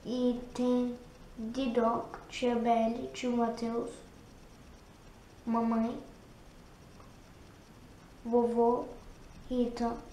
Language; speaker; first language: Portuguese; early bilingual, heritage; Turkish